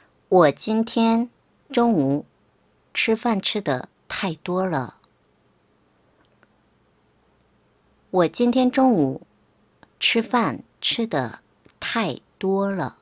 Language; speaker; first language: Chinese; non-native, fluent; Korean